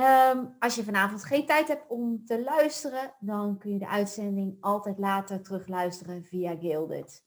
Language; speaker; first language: Dutch; native; Dutch